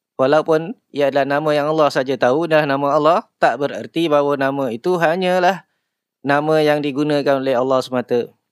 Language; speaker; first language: Malay; native; Malay